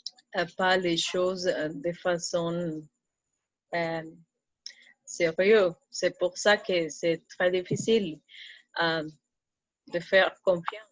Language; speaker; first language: French; non-native, fluent; Spanish